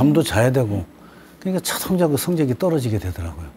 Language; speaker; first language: Korean; native; Korean